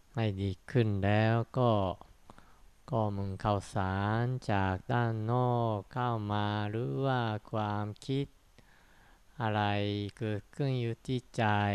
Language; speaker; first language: Thai; non-native, fluent; Japanese